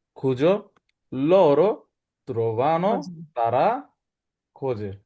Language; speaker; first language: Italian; non-native, learner; Bangla